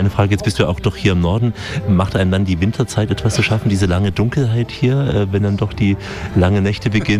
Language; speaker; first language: German; native; German